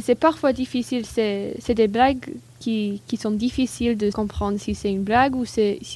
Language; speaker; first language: French; non-native, learner; English